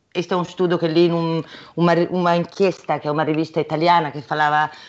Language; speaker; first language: Portuguese; non-native, fluent; Italian